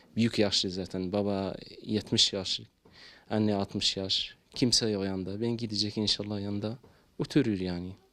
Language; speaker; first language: Turkish; non-native, learner; Arabic